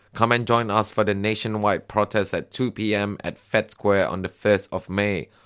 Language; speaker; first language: English; non-native, local second language; Malay